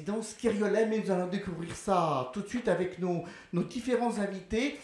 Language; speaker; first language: French; native; French